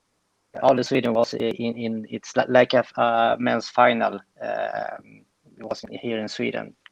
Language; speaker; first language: English; non-native, fluent; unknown